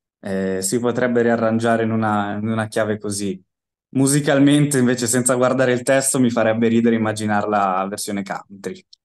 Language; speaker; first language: Italian; native; Italian